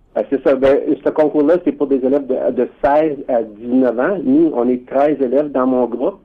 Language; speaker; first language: French; native; French